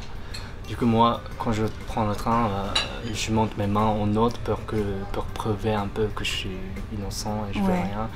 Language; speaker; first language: French; non-native, fluent; Japanese